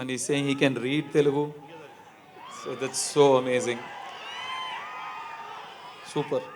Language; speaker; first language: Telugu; non-native, learner; Tamil